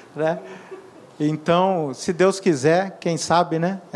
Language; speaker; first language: Portuguese; native; Portuguese